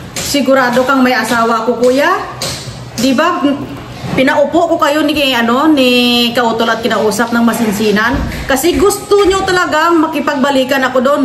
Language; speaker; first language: Filipino; non-native, local second language; Hiligaynon